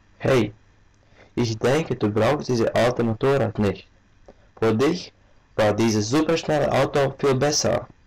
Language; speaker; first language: German; non-native, learner; Latvian